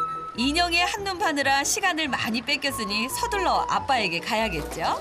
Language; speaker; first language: Korean; native; Korean